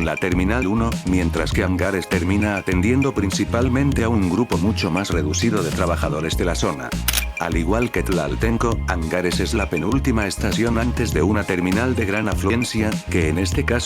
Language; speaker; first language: Spanish; native; Spanish